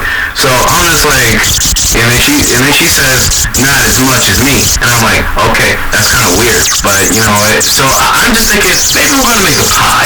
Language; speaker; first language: English; native; English